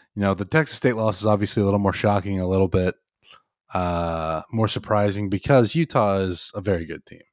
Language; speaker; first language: English; native; English